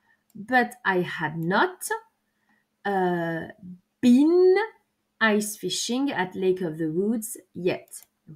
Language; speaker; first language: English; non-native, fluent; French